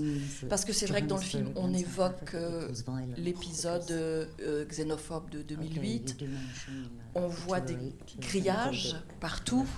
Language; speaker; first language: French; native; French